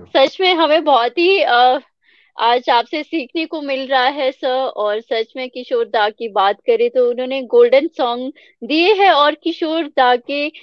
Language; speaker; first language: Hindi; native; Hindi